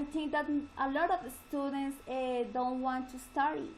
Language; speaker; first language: English; non-native, learner; Spanish